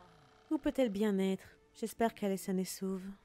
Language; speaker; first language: French; native; French